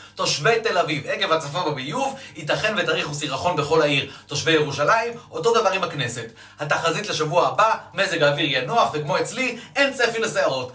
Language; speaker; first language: Hebrew; native; Hebrew